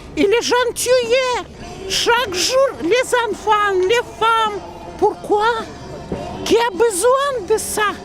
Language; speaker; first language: French; non-native, learner; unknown